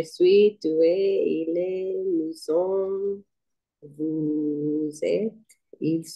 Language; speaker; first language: French; non-native, learner; Spanish